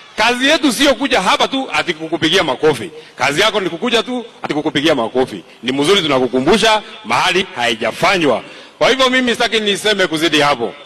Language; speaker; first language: Swahili; non-native, local second language; Kikuyu